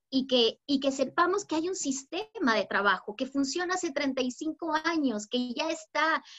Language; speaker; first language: Spanish; native; Spanish